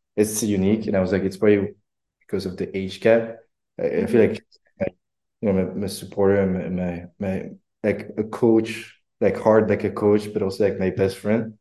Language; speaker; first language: English; non-native, fluent; French